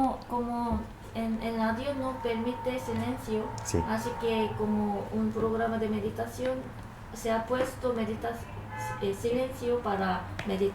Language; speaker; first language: Spanish; non-native, learner; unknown